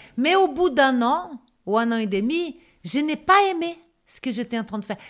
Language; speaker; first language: French; non-native, fluent; Portuguese